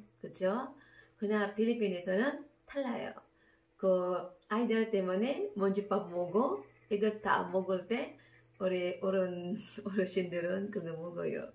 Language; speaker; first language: Korean; non-native, learner; Filipino